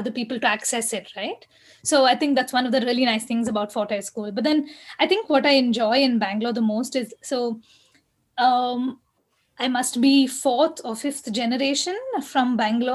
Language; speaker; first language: English; non-native, local second language; Kannada